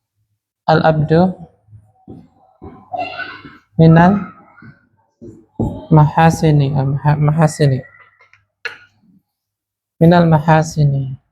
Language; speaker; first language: Arabic; non-native, fluent; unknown